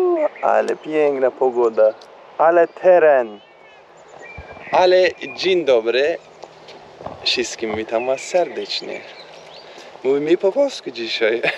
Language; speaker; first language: Polish; non-native, learner; Turkish